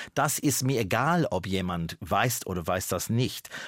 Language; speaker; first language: German; non-native, fluent; English